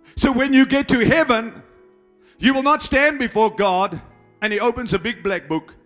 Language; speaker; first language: English; non-native, local second language; Afrikaans